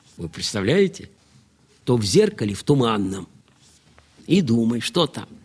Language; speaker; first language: Russian; native; Russian